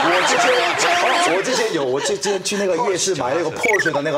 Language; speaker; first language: Chinese; non-native, fluent; Korean